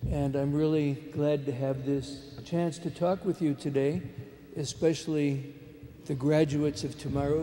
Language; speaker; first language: English; native; English